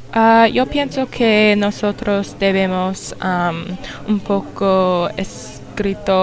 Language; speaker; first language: Spanish; non-native, learner; English